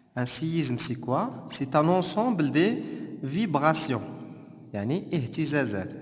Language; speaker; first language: French; non-native, local second language; Arabic